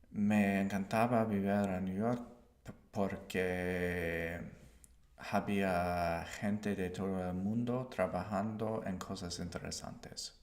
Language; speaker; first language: Spanish; non-native, learner; English